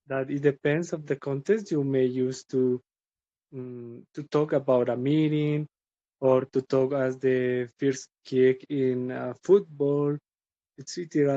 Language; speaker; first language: English; non-native, learner; Spanish